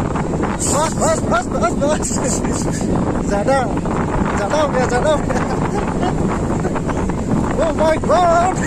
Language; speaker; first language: Hindi; non-native, local second language; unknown